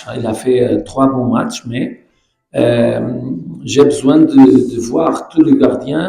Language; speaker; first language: French; non-native, learner; Portuguese